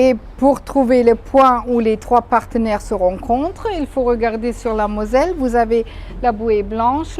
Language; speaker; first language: French; non-native, fluent; German